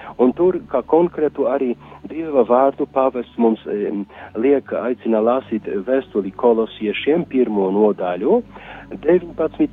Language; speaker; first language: Latvian; non-native, fluent; Polish